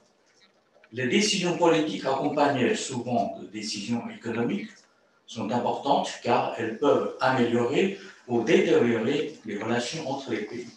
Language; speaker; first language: French; non-native, fluent; Chinese